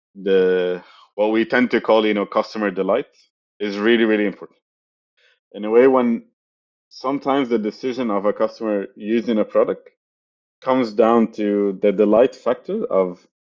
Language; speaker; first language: English; non-native, fluent; Arabic